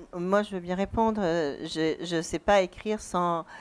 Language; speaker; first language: French; native; French